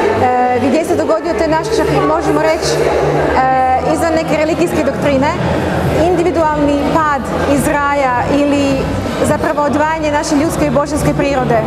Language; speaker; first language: Croatian; native; Croatian